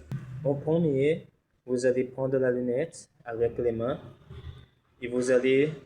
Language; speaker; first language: French; non-native, learner; Portuguese